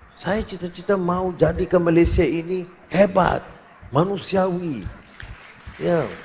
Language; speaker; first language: Malay; native; Malay